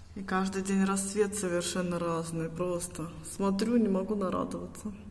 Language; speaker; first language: Russian; native; Russian